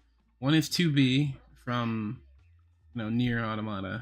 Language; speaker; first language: English; native; English